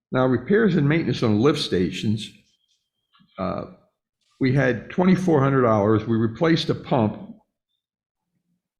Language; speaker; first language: English; native; English